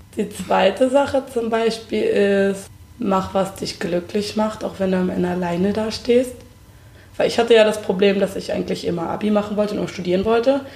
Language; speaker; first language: German; native; German